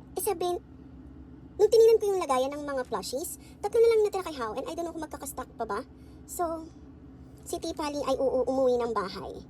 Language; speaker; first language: Filipino; native; Filipino